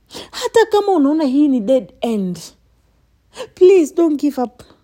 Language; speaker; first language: English; non-native, local second language; Swahili